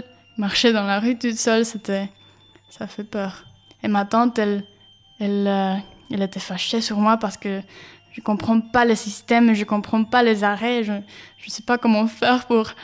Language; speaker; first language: French; non-native, learner; Spanish